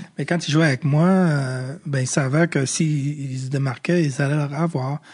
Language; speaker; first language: French; early bilingual, other home language; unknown